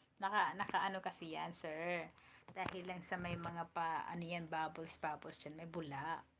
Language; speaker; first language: Filipino; non-native, local second language; Waray